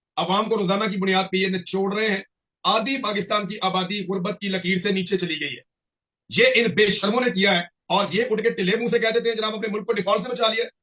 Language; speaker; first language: Urdu; non-native, local second language; Punjabi